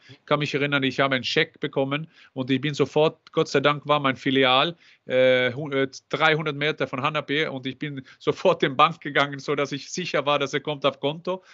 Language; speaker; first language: German; non-native, fluent; Norwegian